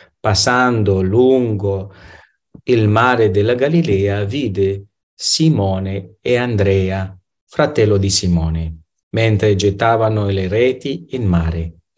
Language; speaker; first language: Italian; non-native, fluent; Romanian